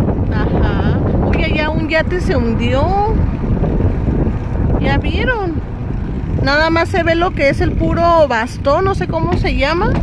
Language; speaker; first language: Spanish; native; Spanish